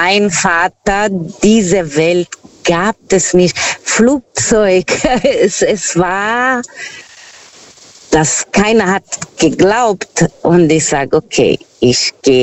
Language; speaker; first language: German; non-native, fluent; Portuguese